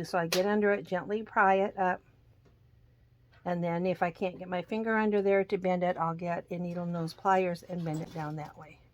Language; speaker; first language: English; native; English